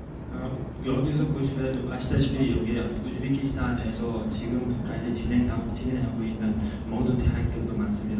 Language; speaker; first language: Korean; non-native, fluent; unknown